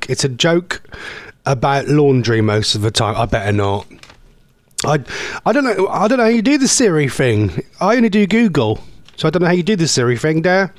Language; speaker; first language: English; native; English